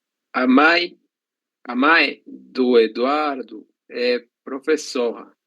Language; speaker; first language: Portuguese; non-native, learner; Spanish